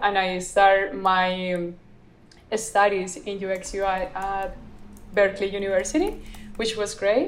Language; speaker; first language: English; non-native, fluent; Spanish